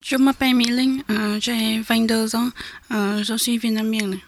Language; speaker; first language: French; non-native, learner; Vietnamese